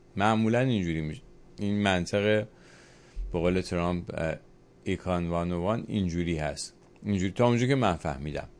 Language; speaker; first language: Persian; native; Persian